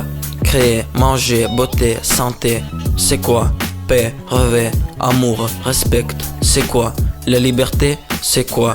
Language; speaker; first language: French; non-native, fluent; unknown